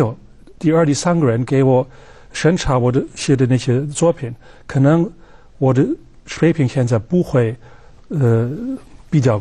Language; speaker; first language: Chinese; non-native, fluent; German